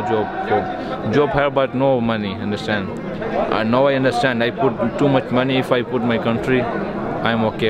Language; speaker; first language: English; non-native, learner; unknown